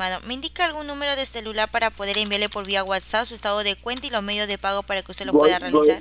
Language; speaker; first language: Spanish; native; Spanish